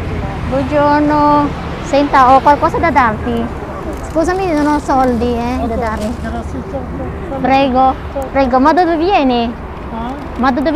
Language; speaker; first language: Italian; non-native, fluent; Filipino